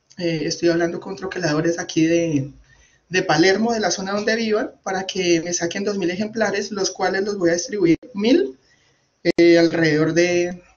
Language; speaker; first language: Spanish; native; Spanish